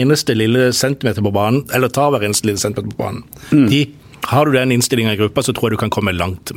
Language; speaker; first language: Norwegian; native; Norwegian